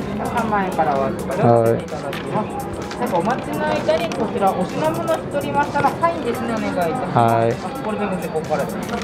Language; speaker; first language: Japanese; native; Japanese